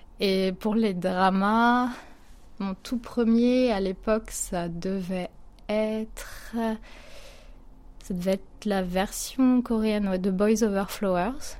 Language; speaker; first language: French; native; French